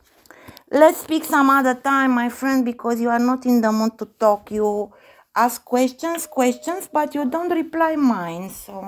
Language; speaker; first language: English; non-native, fluent; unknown